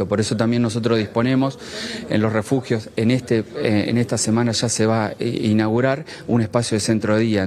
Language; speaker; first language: Spanish; native; Spanish